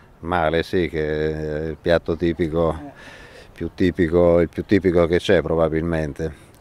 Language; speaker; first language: Italian; native; Italian